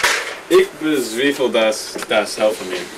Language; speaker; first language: German; non-native, learner; English